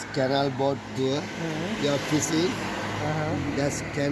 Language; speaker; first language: English; non-native, learner; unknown